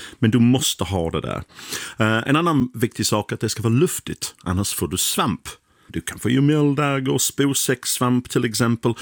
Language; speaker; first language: Swedish; non-native, fluent; English